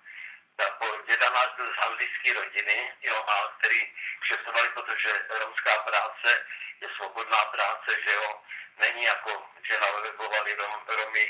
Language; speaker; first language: Czech; non-native, local second language; Romany